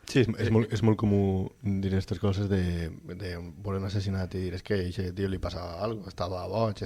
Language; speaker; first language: Catalan; native; Catalan